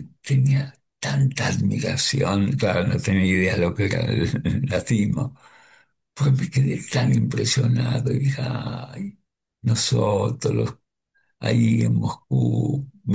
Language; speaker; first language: Spanish; early bilingual, other home language; Yiddish